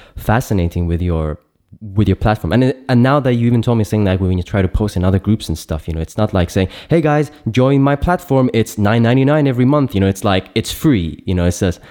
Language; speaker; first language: English; non-native, fluent; Greek